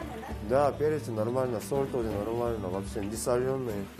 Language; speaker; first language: Russian; non-native, fluent; Korean